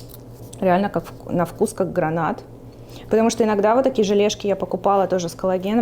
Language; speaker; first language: Russian; native; Russian